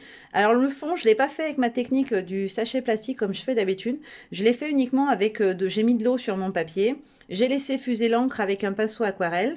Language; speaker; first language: French; native; French